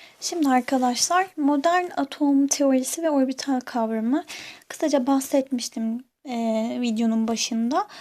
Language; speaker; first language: Turkish; native; Turkish